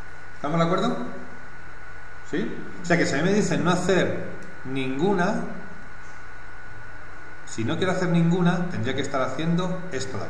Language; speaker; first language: Spanish; native; Spanish